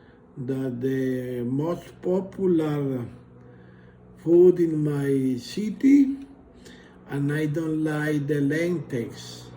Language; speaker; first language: English; non-native, learner; Spanish